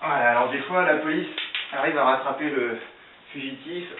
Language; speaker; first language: French; native; French